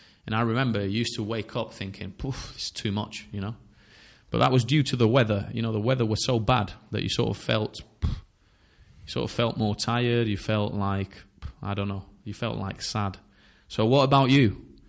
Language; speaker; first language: English; native; English